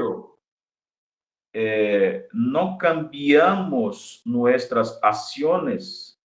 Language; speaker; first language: Spanish; non-native, fluent; Portuguese